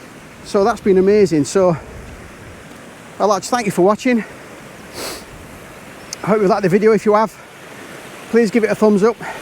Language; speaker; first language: English; native; English